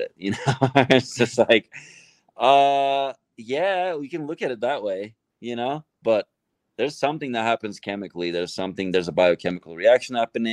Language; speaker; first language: English; non-native, fluent; Turkish